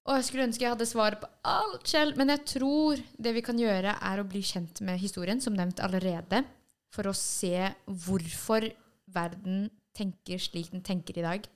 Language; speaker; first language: Norwegian; early bilingual, other home language; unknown